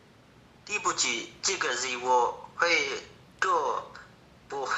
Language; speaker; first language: Chinese; non-native, learner; Amharic